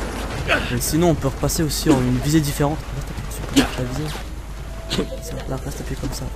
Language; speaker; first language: French; native; French